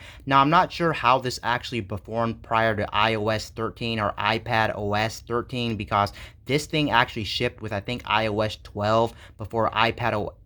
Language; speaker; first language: English; native; English